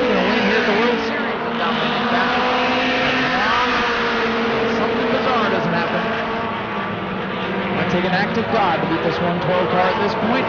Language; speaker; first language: English; native; English